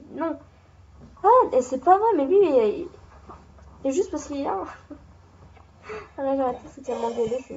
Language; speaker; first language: French; native; French